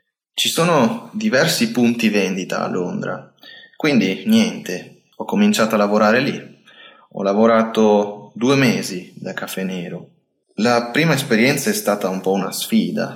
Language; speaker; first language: Italian; native; Italian